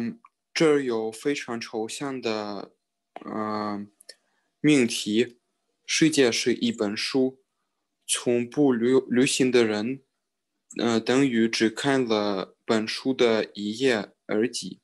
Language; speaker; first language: Chinese; non-native, learner; Russian